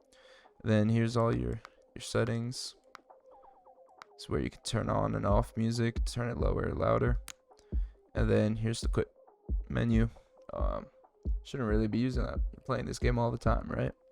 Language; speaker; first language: English; native; English